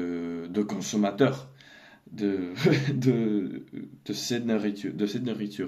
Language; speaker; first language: French; non-native, learner; Russian